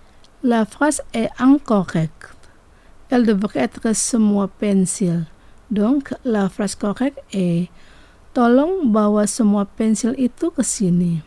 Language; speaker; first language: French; non-native, fluent; Indonesian